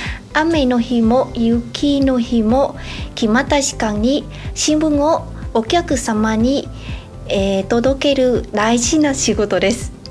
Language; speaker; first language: Japanese; non-native, learner; Vietnamese